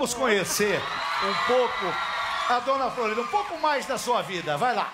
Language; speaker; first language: Portuguese; native; Portuguese